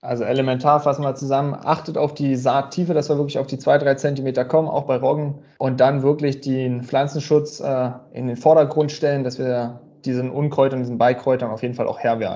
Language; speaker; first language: German; native; German